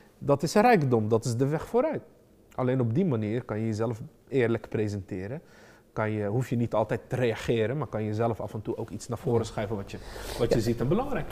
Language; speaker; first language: Dutch; early bilingual, other home language; Arabic